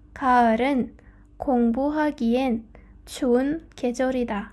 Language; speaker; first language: Korean; non-native, fluent; Kazakh